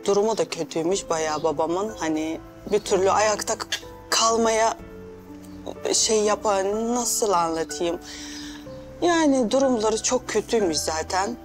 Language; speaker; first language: Turkish; non-native, fluent; Russian